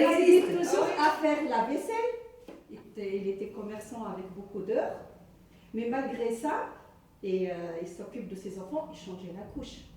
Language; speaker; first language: French; early bilingual, other home language; Arabic